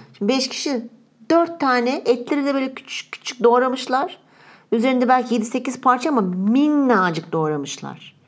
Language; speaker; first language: Turkish; native; Turkish